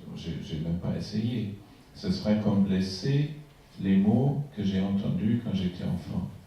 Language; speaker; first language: French; non-native, fluent; German